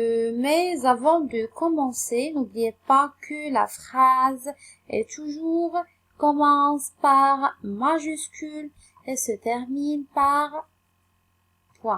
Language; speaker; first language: French; non-native, local second language; Arabic